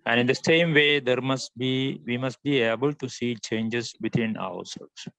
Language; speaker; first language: English; non-native, local second language; Malayalam